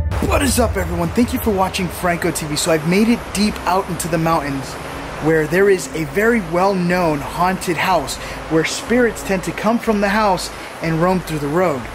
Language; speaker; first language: English; native; English